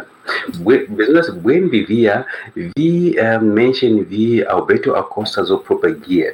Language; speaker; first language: German; non-native, fluent; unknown